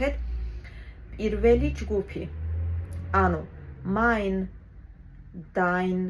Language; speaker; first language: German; non-native, fluent; Georgian